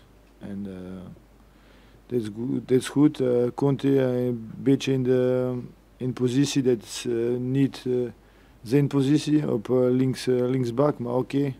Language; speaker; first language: Dutch; non-native, fluent; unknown